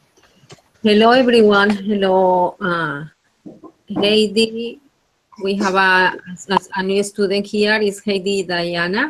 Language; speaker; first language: English; non-native, fluent; Spanish